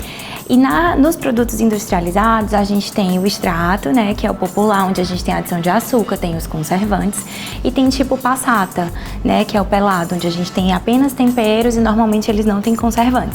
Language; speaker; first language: Portuguese; native; Portuguese